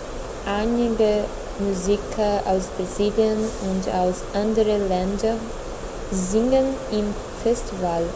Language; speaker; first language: German; non-native, learner; Portuguese